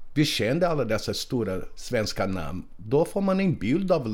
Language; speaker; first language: Swedish; non-native, fluent; Portuguese